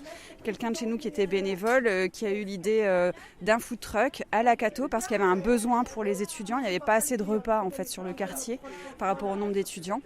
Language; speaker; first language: French; native; French